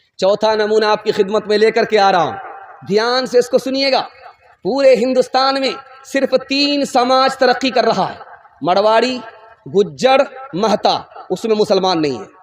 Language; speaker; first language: Urdu; non-native, local second language; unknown